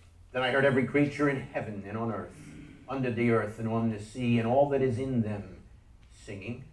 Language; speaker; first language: English; native; English